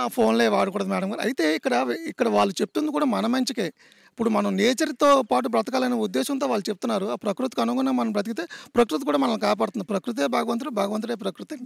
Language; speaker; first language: Telugu; native; Telugu